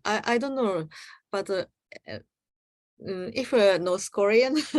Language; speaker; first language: English; non-native, learner; Japanese